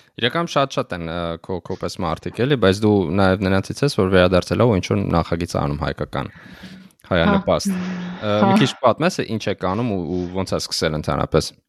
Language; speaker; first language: Armenian; native; Armenian